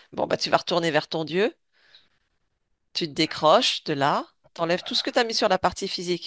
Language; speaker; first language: French; native; French